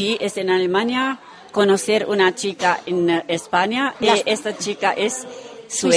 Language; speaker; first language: Spanish; non-native, learner; Romanian